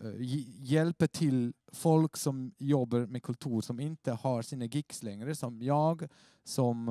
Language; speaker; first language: Swedish; non-native, fluent; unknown